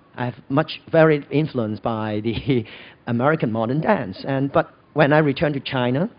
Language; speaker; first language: English; non-native, local second language; Cantonese